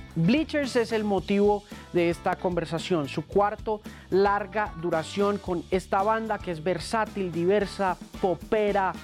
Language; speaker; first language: Spanish; native; Spanish